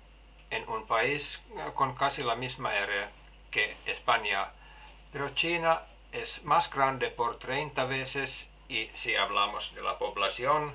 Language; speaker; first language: Spanish; non-native, fluent; Finnish